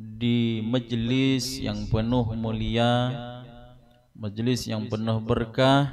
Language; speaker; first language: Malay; non-native, local second language; Banjar